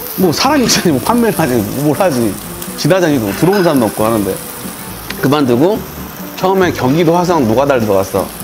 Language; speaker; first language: Korean; native; Korean